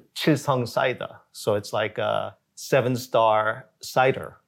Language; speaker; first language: English; early bilingual, other home language; Korean